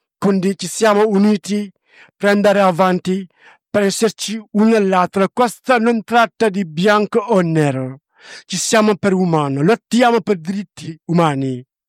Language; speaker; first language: Italian; non-native, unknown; Wolof